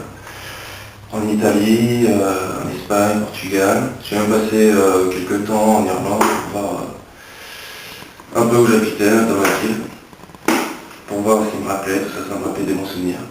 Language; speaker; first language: French; early bilingual, other home language; English